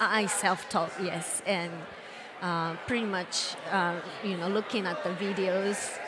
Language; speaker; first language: English; non-native, fluent; Japanese